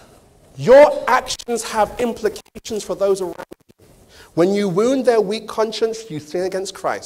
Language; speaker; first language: English; native; English